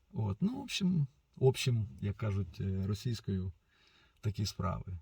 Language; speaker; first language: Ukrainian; non-native, local second language; Russian